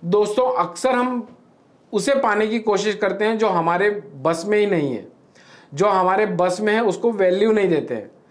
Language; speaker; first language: Hindi; native; Hindi